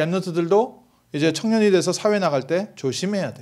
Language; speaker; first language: Korean; native; Korean